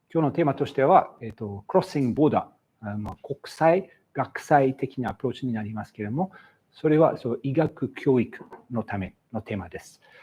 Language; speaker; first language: Japanese; non-native, fluent; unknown